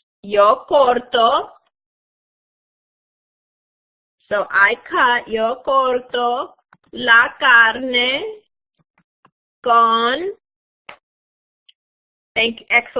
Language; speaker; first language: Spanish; non-native, fluent; English